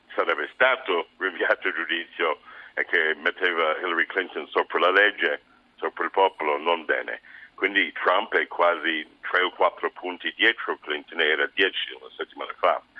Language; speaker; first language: Italian; non-native, fluent; English